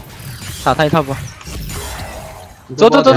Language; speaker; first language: Chinese; native; Chinese